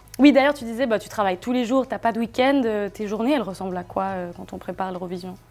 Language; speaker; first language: French; native; French